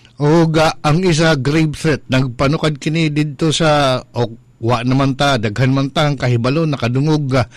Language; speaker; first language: Cebuano; native; Cebuano